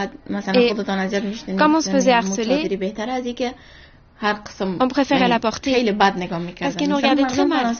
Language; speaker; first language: French; non-native, fluent; Persian